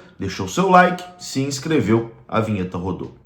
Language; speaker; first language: Portuguese; native; Portuguese